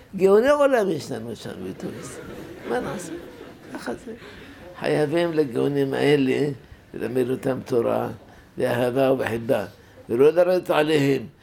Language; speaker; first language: Hebrew; non-native, fluent; Arabic